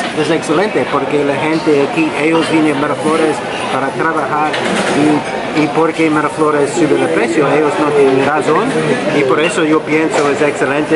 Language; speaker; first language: Spanish; non-native, learner; English